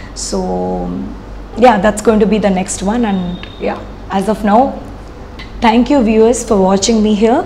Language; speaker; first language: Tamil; non-native, fluent; Odia